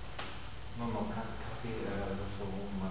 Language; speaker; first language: French; non-native, learner; English